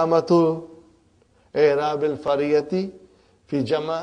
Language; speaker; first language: Arabic; non-native, learner; Urdu